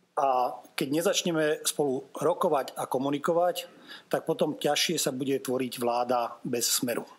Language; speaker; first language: Slovak; non-native, local second language; Hungarian